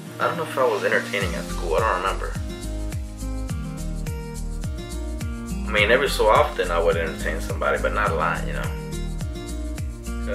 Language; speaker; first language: English; early bilingual, other home language; Spanish